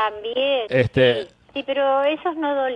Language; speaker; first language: Spanish; native; Spanish